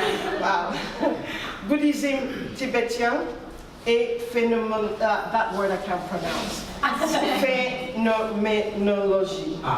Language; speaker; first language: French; non-native, fluent; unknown